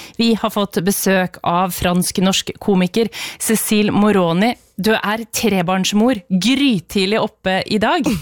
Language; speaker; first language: Norwegian; native; Norwegian